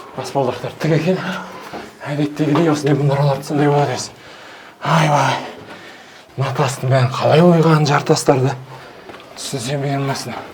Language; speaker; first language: Kazakh; native; Kazakh